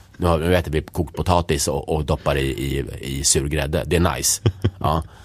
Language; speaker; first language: Swedish; early bilingual, other home language; Czech